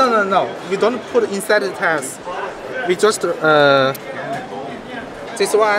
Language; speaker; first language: English; non-native, learner; Chinese